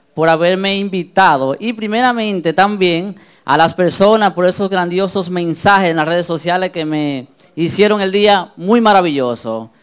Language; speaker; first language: Spanish; native; Spanish